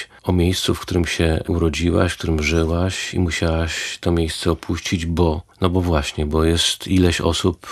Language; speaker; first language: Polish; native; Polish